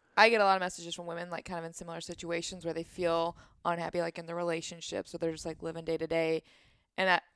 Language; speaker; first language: English; native; English